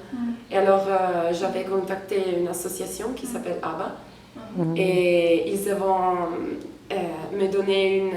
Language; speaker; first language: French; non-native, fluent; Italian